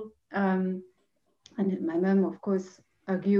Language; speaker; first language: English; non-native, fluent; French